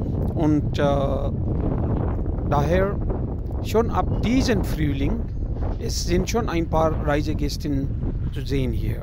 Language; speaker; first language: German; non-native, learner; Nepali